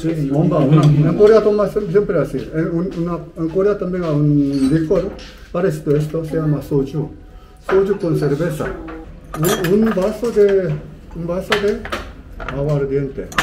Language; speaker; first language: Spanish; non-native, learner; Korean